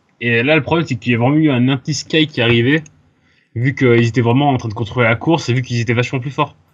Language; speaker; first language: French; native; French